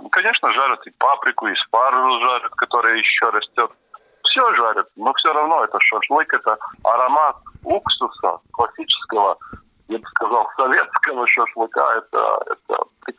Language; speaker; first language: Russian; non-native, local second language; Latvian